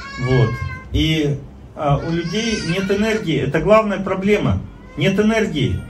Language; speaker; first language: Russian; native; Russian